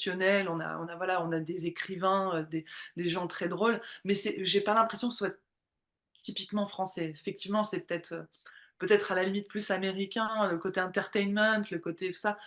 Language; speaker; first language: French; native; French